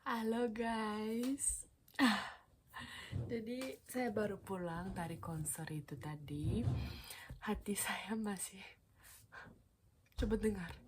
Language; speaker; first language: Indonesian; non-native, fluent; Korean